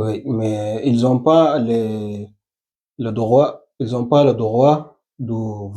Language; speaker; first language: French; non-native, learner; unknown